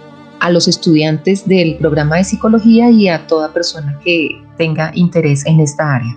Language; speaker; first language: Spanish; native; Spanish